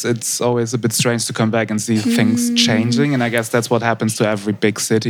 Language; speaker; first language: English; native; English